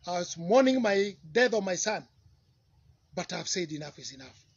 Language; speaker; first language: English; non-native, local second language; Kikuyu